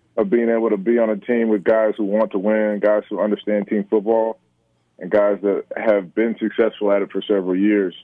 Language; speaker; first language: English; native; English